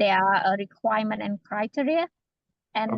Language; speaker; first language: English; non-native, fluent; Khmer